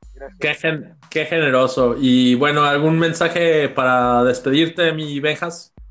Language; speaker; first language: Spanish; native; Spanish